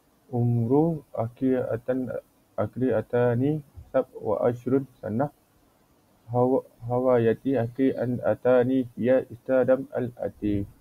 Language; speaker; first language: Arabic; non-native, learner; Malay